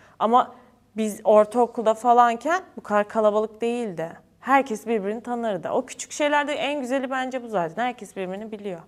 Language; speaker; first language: Turkish; native; Turkish